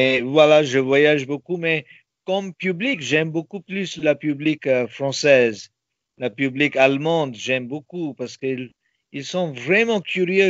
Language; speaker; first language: French; non-native, fluent; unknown